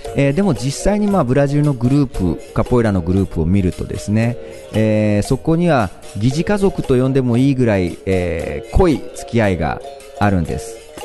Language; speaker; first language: Japanese; native; Japanese